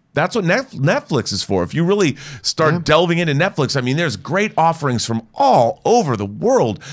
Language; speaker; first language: English; native; English